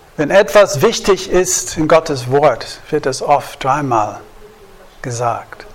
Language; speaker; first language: German; non-native, fluent; English